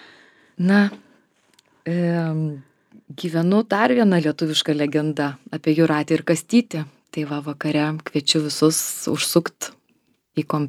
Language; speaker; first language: Lithuanian; native; Lithuanian